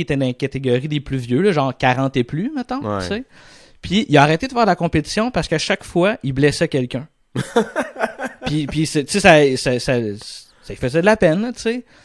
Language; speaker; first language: French; native; French